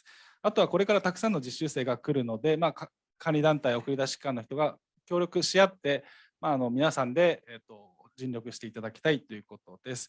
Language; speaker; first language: Japanese; native; Japanese